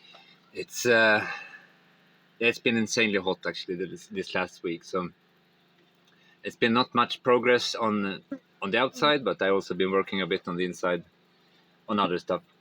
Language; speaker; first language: English; non-native, fluent; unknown